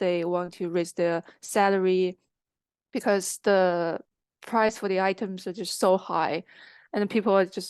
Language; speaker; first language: English; non-native, fluent; Chinese